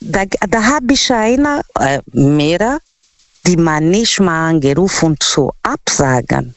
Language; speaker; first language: German; non-native, learner; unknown